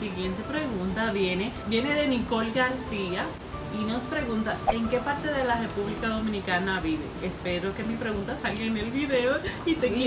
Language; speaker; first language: Spanish; native; Spanish